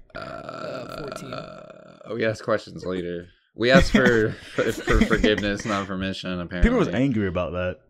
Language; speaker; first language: English; native; English